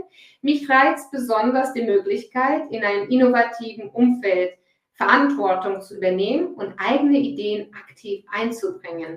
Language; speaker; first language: German; non-native, fluent; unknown